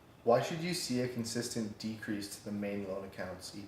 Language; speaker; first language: English; native; English